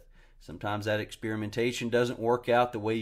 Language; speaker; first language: English; native; English